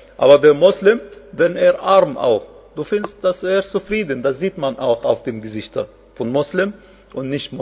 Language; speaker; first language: German; non-native, fluent; Arabic